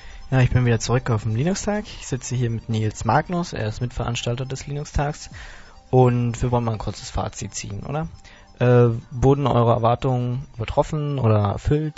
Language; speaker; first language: German; native; German